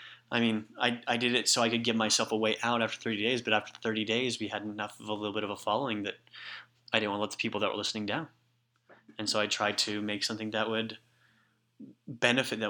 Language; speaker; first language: English; native; English